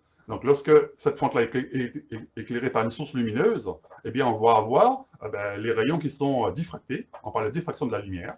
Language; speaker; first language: French; native; French